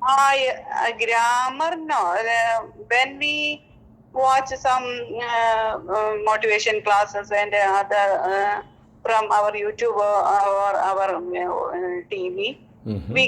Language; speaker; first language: English; non-native, local second language; Malayalam